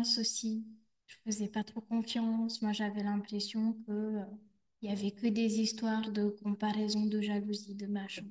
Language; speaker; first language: French; native; French